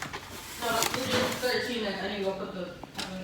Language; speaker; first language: English; native; English